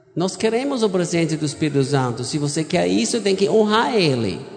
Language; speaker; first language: Portuguese; non-native, learner; German